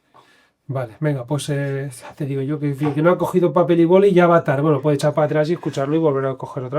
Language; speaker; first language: Spanish; native; Spanish